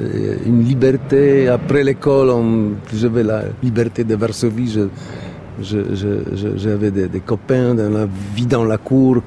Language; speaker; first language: French; non-native, fluent; Polish